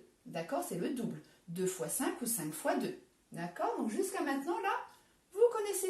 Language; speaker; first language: French; native; French